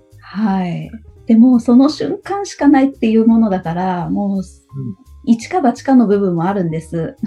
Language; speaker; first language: Japanese; native; Japanese